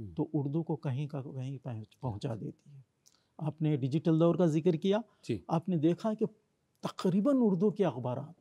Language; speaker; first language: Urdu; native; Urdu